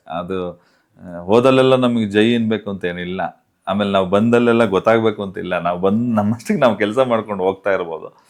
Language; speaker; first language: Kannada; non-native, local second language; Tulu